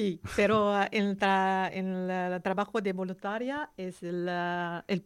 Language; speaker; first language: Spanish; non-native, learner; Arabic